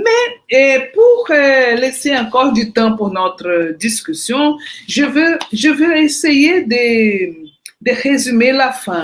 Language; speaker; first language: French; non-native, fluent; Portuguese